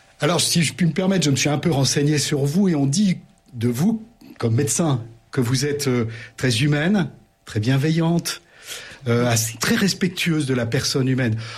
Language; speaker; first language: French; native; French